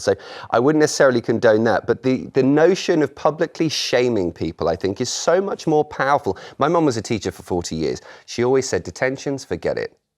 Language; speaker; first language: English; native; English